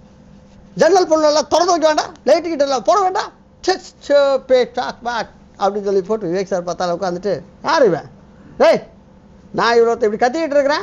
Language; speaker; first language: Tamil; native; Tamil